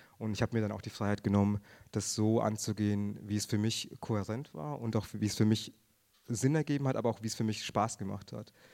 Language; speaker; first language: German; early bilingual, other home language; Tamil